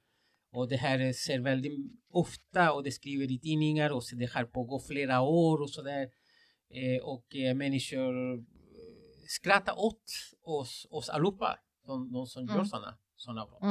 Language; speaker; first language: Swedish; non-native, fluent; Spanish